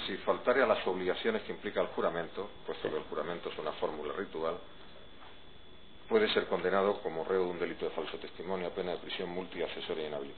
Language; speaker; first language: Spanish; native; Spanish